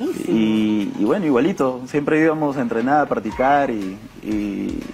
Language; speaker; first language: Spanish; native; Spanish